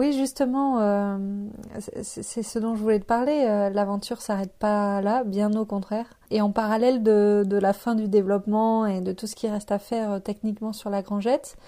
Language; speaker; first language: French; native; French